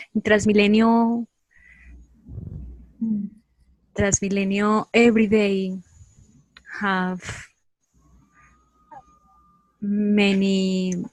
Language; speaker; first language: English; non-native, learner; Spanish